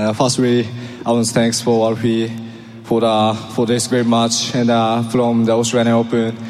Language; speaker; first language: English; non-native, learner; Japanese